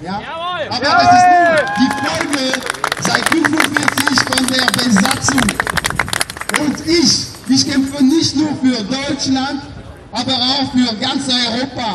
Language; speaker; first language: German; non-native, fluent; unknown